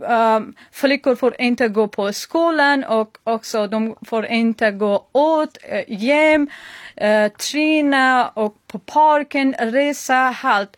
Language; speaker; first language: Swedish; non-native, learner; Persian